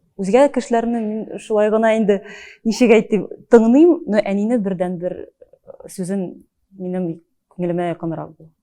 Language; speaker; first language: Tatar; early bilingual, heritage; Tatar